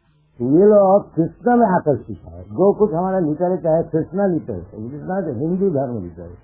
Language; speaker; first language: Hindi; non-native, local second language; Bangla